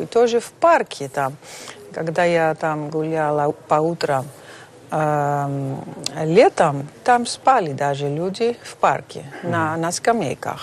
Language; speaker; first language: Russian; non-native, fluent; Dutch